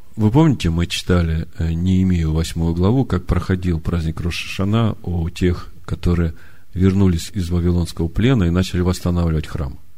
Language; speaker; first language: Russian; native; Russian